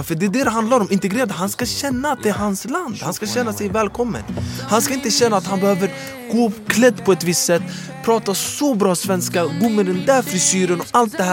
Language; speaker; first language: Swedish; early bilingual, other home language; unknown